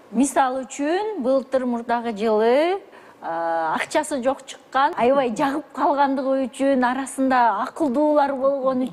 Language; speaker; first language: Kyrgyz; native; Kyrgyz